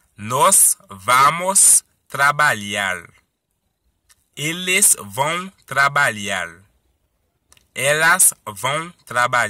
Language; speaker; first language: Portuguese; non-native, learner; Haitian Creole